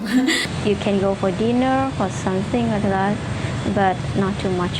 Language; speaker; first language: English; non-native, fluent; Vietnamese